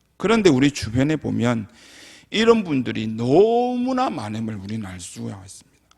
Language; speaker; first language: Korean; native; Korean